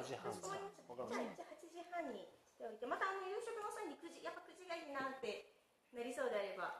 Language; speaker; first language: Japanese; native; Japanese